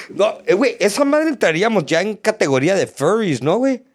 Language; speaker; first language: Spanish; early bilingual, heritage; Spanish